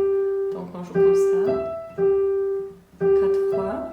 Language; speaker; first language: French; non-native, fluent; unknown